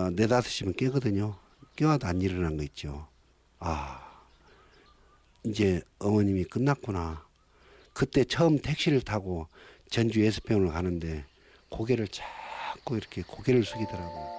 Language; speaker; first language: Korean; native; Korean